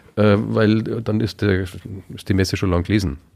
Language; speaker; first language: German; native; German